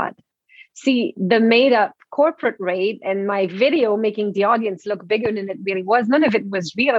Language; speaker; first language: English; non-native, fluent; French